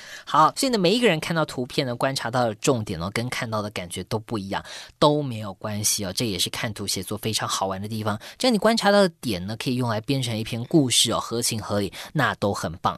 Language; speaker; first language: Chinese; native; Chinese